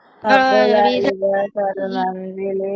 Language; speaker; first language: Arabic; non-native, learner; Bangla